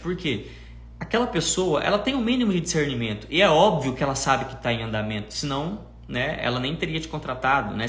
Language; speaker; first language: Portuguese; native; Portuguese